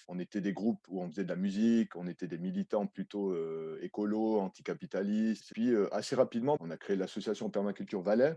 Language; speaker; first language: French; native; French